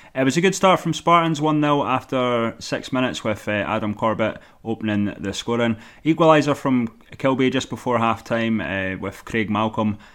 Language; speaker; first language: English; native; English